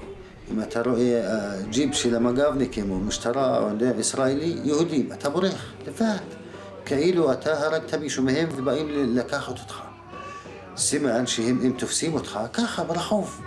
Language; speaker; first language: Hebrew; non-native, local second language; Arabic